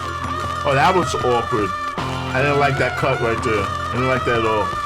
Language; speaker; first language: English; native; English